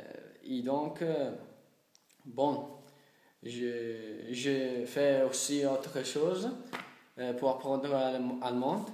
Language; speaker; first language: French; non-native, learner; Italian